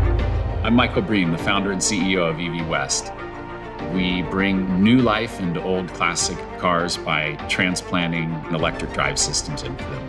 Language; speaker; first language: English; native; English